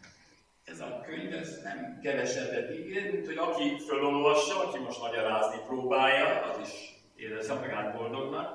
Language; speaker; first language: Hungarian; native; Hungarian